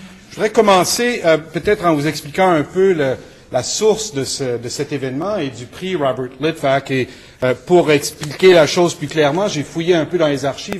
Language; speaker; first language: French; native; French